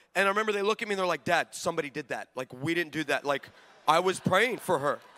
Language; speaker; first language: English; native; English